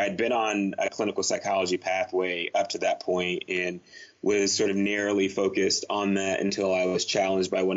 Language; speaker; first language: English; native; English